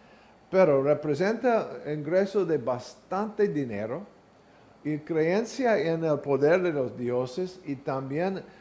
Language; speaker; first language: Spanish; non-native, learner; English